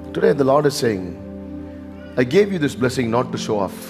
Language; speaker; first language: English; non-native, local second language; Tamil